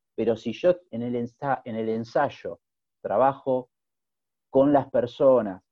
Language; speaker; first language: Spanish; native; Spanish